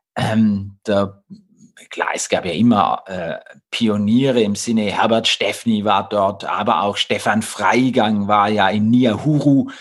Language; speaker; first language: German; native; German